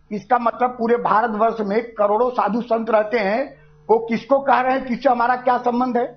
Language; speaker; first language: Hindi; native; Hindi